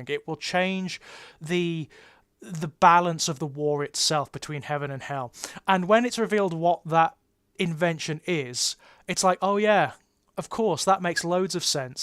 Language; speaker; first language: English; native; English